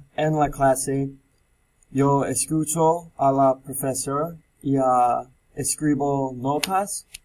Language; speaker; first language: Spanish; non-native, learner; English